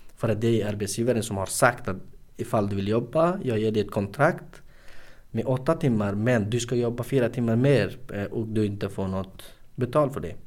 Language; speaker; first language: Swedish; non-native, fluent; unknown